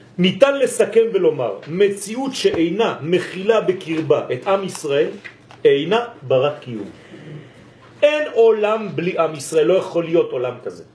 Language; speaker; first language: Hebrew; non-native, fluent; French